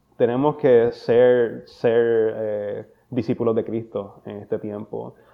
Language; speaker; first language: Spanish; native; Spanish